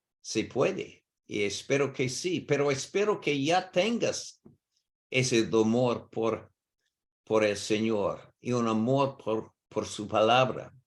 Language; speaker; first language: Spanish; non-native, learner; English